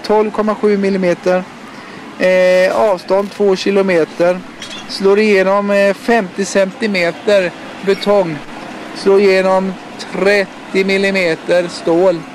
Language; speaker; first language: Swedish; native; Swedish